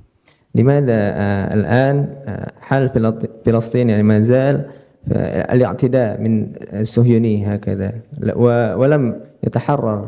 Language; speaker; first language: Arabic; non-native, learner; Indonesian